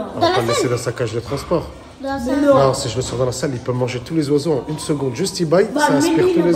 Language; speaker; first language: French; native; French